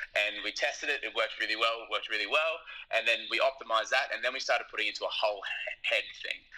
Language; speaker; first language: English; native; English